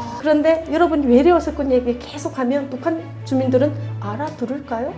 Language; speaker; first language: Korean; native; Korean